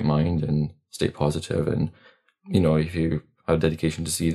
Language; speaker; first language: English; non-native, fluent; Latvian